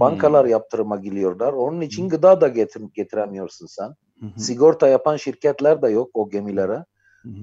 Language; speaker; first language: Turkish; non-native, fluent; Armenian